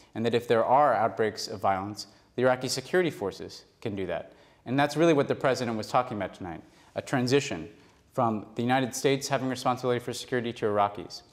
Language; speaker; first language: English; native; English